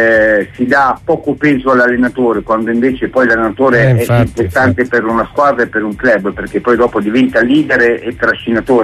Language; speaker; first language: Italian; native; Italian